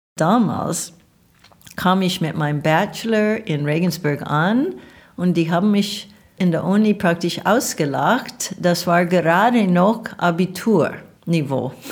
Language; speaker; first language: German; non-native, fluent; English